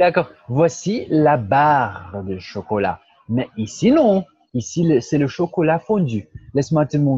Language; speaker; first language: French; non-native, fluent; Portuguese